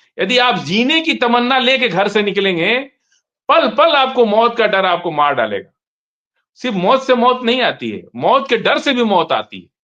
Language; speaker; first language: Hindi; native; Hindi